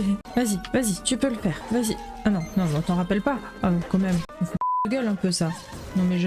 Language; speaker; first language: French; native; French